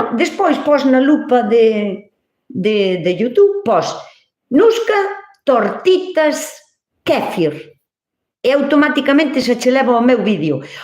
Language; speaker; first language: Galician; native; Galician